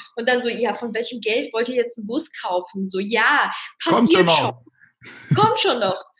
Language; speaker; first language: German; early bilingual, other home language; Russian